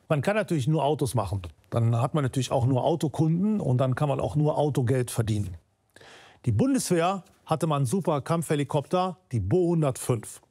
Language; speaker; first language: German; native; German